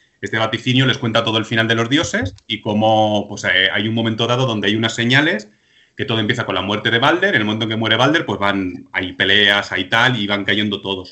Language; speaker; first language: Spanish; native; Spanish